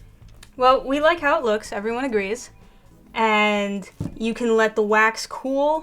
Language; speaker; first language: English; native; English